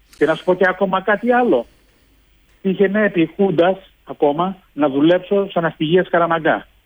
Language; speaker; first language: Greek; early bilingual, heritage; Greek